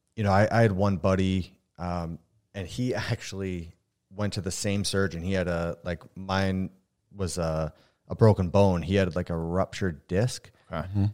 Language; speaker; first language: English; native; English